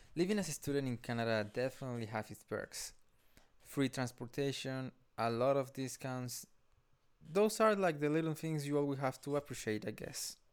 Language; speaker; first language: English; non-native, fluent; Spanish